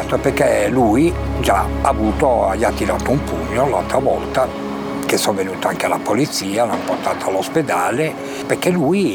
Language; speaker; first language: Italian; native; Italian